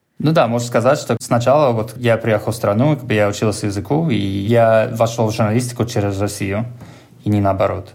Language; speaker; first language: Russian; non-native, fluent; English